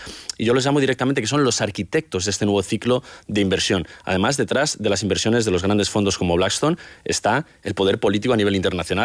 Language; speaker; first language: Spanish; native; Spanish